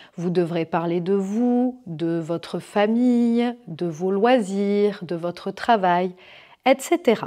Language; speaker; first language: French; native; French